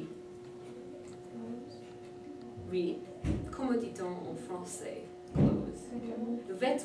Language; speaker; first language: French; non-native, fluent; English